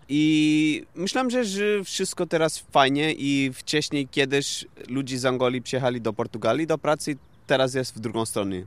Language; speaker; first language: Polish; non-native, learner; Portuguese